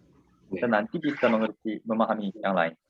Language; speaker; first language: Indonesian; non-native, fluent; Korean